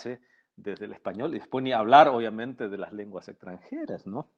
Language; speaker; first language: Spanish; non-native, local second language; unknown